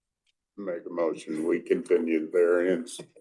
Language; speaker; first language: English; native; English